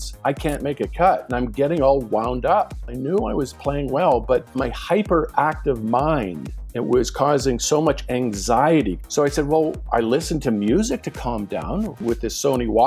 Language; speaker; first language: English; native; English